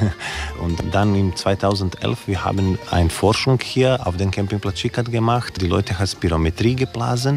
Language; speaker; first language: German; non-native, learner; Croatian